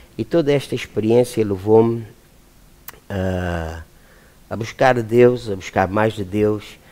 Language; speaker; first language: Portuguese; native; Portuguese